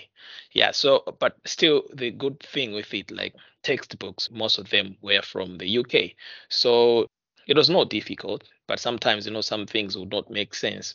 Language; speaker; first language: English; non-native, local second language; Nyanja